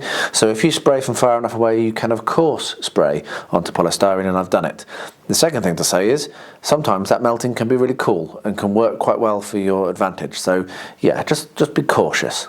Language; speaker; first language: English; native; English